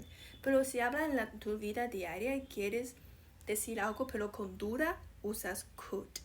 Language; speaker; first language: Spanish; non-native, fluent; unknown